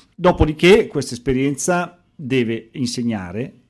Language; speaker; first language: Italian; native; Italian